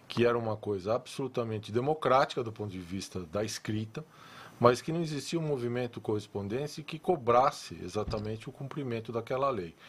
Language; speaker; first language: Portuguese; native; Portuguese